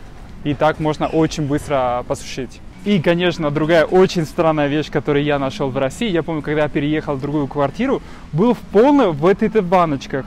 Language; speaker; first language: Russian; non-native, fluent; Spanish